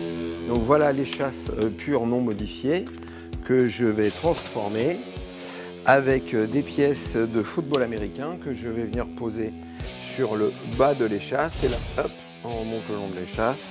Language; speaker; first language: French; native; French